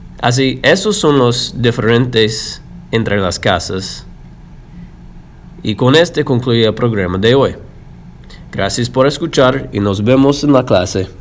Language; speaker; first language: Spanish; non-native, fluent; English